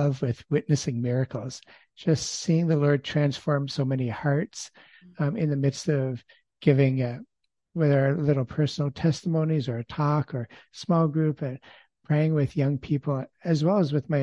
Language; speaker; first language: English; native; English